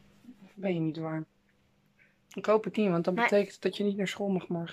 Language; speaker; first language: Dutch; native; Dutch